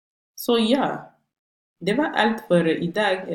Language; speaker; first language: Swedish; non-native, fluent; French